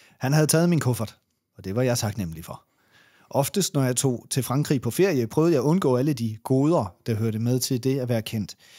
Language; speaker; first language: Danish; native; Danish